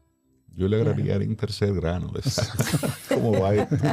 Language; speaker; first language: Spanish; native; Spanish